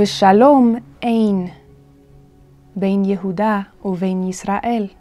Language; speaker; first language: Hebrew; non-native, fluent; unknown